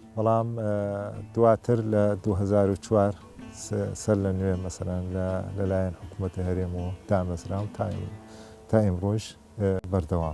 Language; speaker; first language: Central Kurdish; native; Central Kurdish